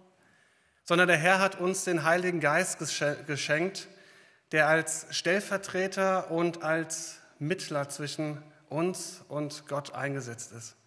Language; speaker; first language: German; native; German